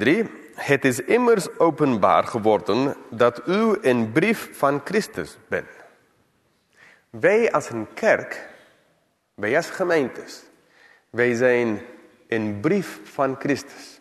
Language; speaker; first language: Dutch; non-native, fluent; English